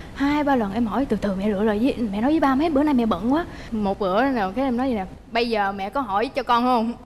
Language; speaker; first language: Vietnamese; native; Vietnamese